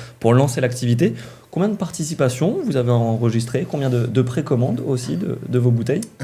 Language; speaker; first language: French; native; French